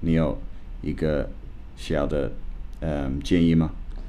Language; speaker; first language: Chinese; non-native, fluent; English